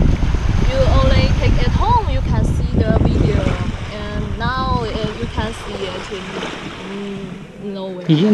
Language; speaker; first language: English; non-native, learner; Chinese